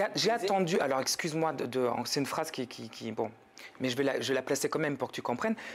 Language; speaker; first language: French; native; French